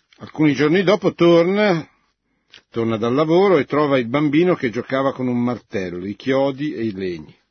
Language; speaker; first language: Italian; native; Italian